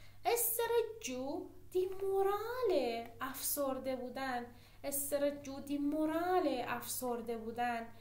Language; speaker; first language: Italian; non-native, fluent; Persian